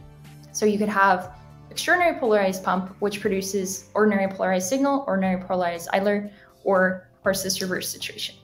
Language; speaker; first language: English; native; English